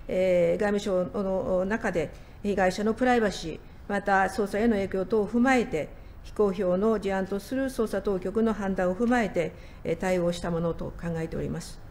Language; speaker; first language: Japanese; native; Japanese